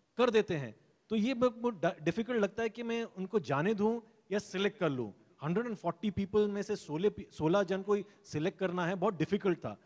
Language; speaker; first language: Hindi; native; Hindi